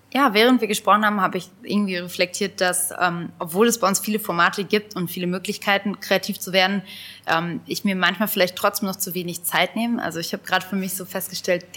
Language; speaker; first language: German; native; German